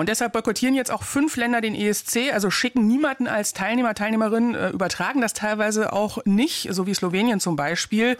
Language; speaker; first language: German; native; German